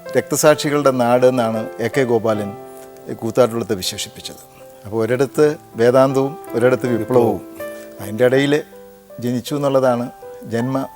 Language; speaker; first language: Malayalam; native; Malayalam